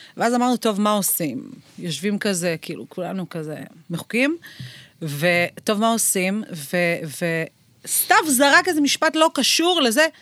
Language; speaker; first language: Hebrew; native; Hebrew